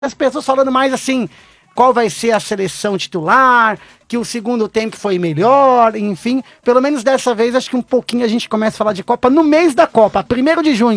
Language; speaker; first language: Portuguese; native; Portuguese